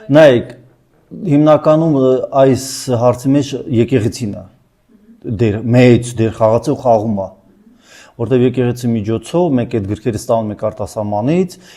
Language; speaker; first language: Armenian; non-native, local second language; Assyrian Neo-Aramaic